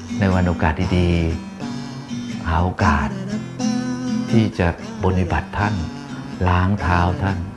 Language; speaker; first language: Thai; native; Thai